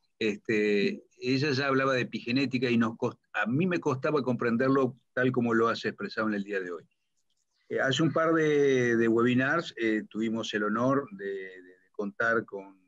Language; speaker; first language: Spanish; native; Spanish